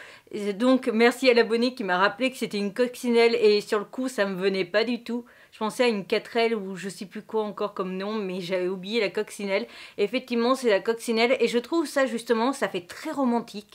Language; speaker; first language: French; native; French